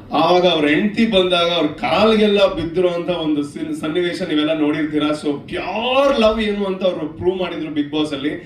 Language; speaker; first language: Kannada; non-native, local second language; Tulu